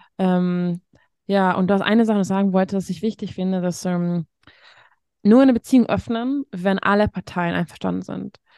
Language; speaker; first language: German; non-native, fluent; Hungarian